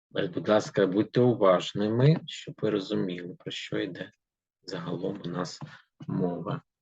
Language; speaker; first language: Ukrainian; native; Ukrainian